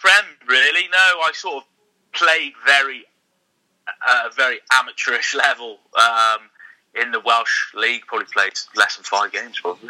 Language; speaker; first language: English; native; English